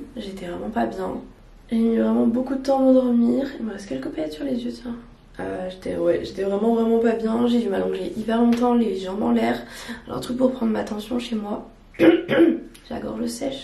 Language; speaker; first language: French; native; French